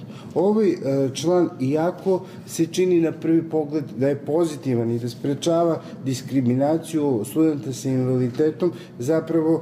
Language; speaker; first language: Serbian; native; Serbian